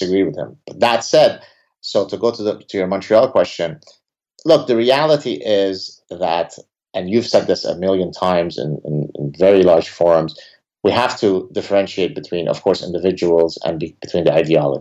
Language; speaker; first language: English; early bilingual, other home language; Arabic